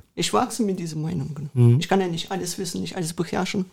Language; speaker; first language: German; early bilingual, other home language; Russian